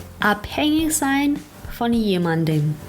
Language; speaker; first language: German; non-native, fluent; Ukrainian